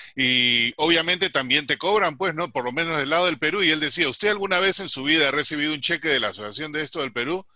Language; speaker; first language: Spanish; native; Spanish